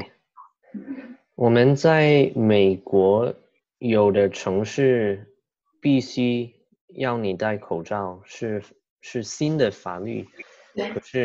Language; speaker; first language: Chinese; non-native, fluent; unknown